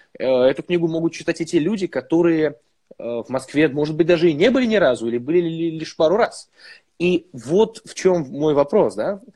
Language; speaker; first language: Russian; native; Russian